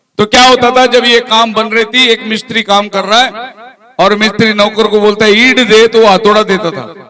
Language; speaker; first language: Hindi; non-native, local second language; Tamil